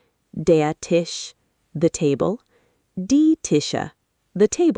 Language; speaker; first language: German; non-native, fluent; Arabic